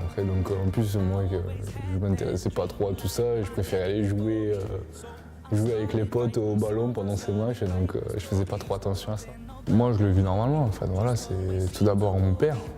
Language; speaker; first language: French; early bilingual, heritage; French